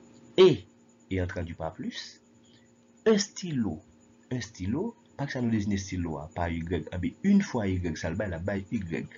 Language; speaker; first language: French; non-native, local second language; Haitian Creole